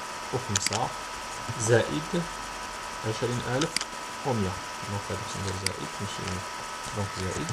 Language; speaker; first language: Arabic; native; Arabic